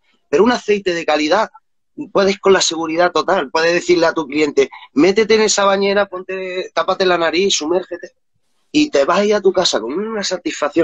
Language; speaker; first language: Spanish; native; Spanish